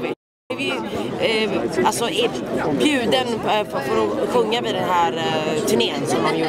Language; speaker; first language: Swedish; early bilingual, other home language; Greek